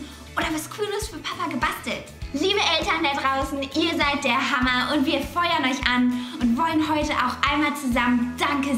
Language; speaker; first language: German; native; German